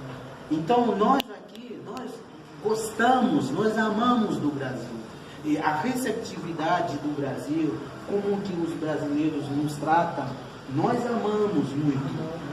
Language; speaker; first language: Portuguese; non-native, fluent; Haitian Creole